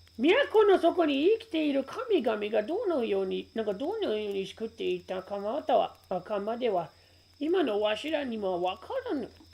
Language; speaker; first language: Japanese; native; Japanese